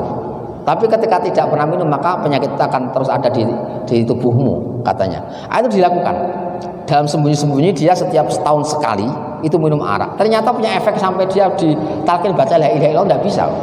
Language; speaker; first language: Indonesian; native; Indonesian